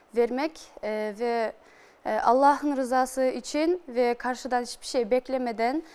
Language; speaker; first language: Turkish; non-native, fluent; Kyrgyz